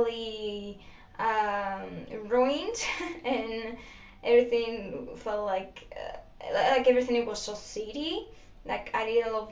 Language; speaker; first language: English; non-native, fluent; Greek